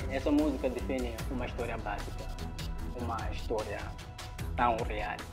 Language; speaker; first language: Portuguese; non-native, local second language; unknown